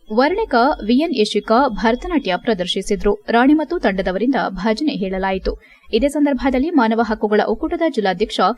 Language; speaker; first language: Kannada; native; Kannada